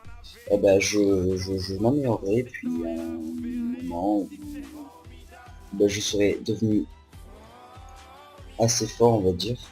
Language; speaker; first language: French; native; French